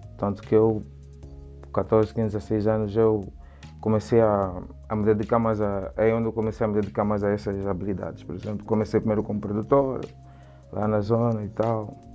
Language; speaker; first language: Portuguese; native; Portuguese